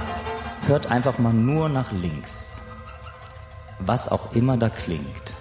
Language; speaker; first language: German; native; German